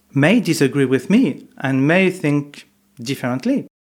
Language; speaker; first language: English; non-native, fluent; French